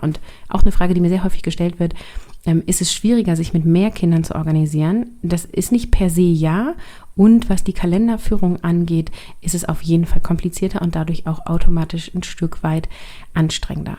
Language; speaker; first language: German; native; German